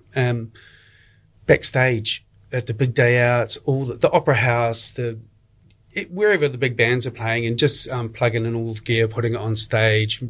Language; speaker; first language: English; native; English